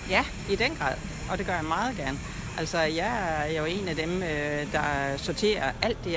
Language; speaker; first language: Danish; native; Danish